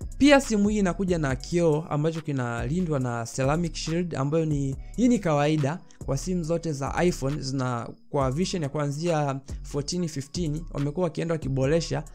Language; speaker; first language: Swahili; native; Swahili